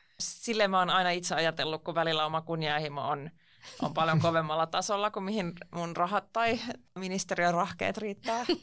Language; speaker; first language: Finnish; non-native, local second language; Swedish